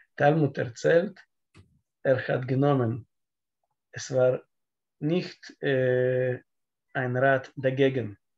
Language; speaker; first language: German; non-native, learner; Russian